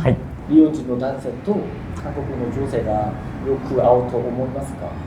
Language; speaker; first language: Japanese; non-native, learner; Korean